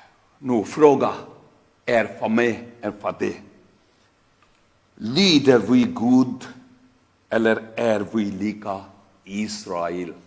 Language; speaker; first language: Swedish; non-native, fluent; Urdu